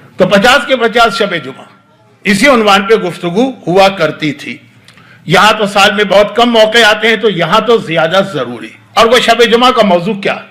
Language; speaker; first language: Urdu; native; Urdu